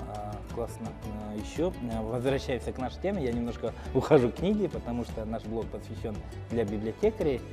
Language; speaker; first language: Russian; non-native, local second language; Kyrgyz